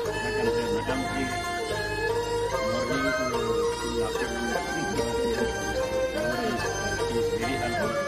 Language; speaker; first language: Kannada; non-native, learner; Tibetan